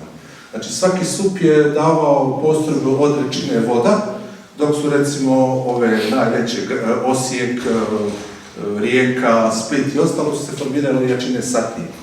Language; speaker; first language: Croatian; native; Croatian